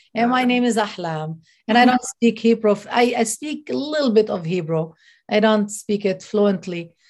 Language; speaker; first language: English; non-native, fluent; Arabic